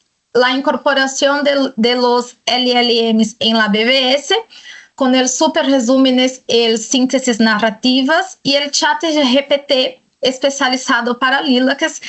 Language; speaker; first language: Spanish; non-native, fluent; Portuguese